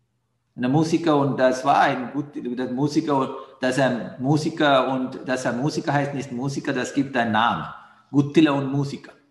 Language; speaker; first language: German; non-native, fluent; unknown